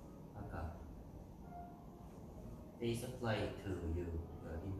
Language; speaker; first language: English; non-native, learner; Korean